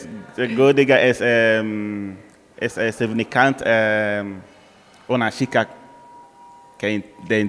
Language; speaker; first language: Spanish; non-native, learner; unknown